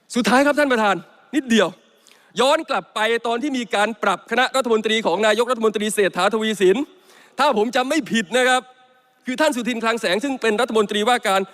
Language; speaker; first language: Thai; native; Thai